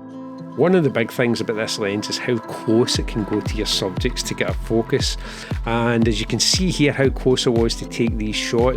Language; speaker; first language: English; native; English